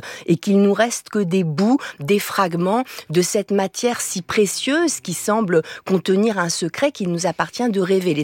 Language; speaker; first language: French; native; French